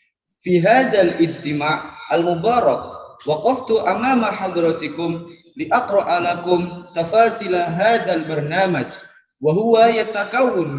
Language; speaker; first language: Arabic; non-native, learner; Indonesian